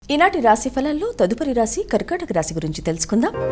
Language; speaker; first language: Telugu; native; Telugu